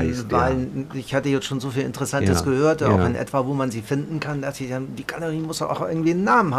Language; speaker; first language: German; native; German